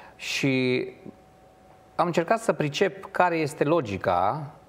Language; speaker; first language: Romanian; native; Romanian